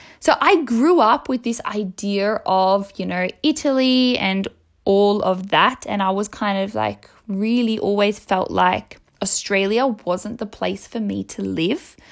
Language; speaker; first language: English; native; English